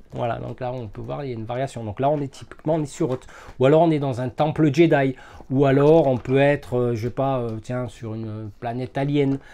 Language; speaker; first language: French; native; French